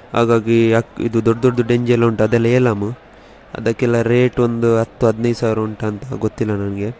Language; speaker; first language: Kannada; non-native, local second language; Tulu